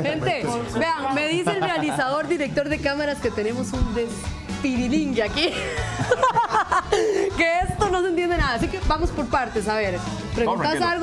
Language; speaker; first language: Spanish; native; Spanish